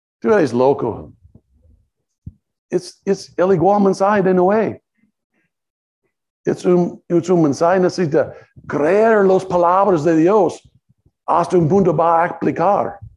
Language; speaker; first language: Spanish; non-native, learner; English